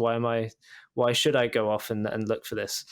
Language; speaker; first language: English; native; English